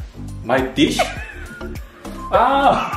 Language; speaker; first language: English; non-native, learner; Korean